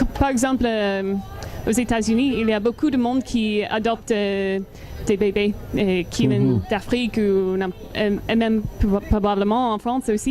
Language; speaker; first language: French; non-native, learner; English